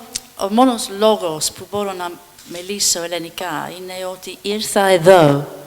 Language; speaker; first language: Greek; non-native, fluent; English